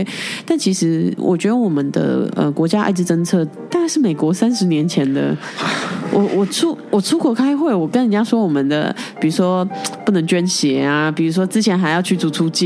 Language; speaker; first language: Chinese; native; Chinese